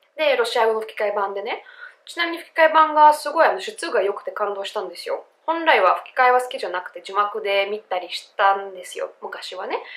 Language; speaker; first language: Japanese; non-native, fluent; Russian